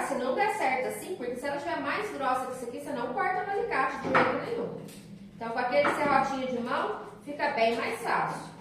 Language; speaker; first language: Portuguese; native; Portuguese